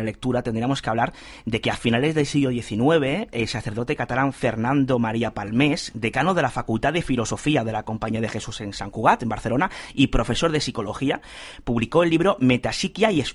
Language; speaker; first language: Spanish; native; Spanish